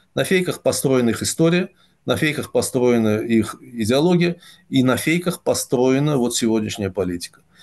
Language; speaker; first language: Russian; non-native, local second language; Azerbaijani